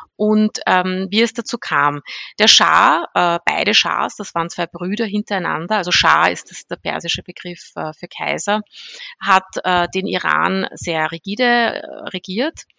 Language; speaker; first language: German; early bilingual, other home language; Persian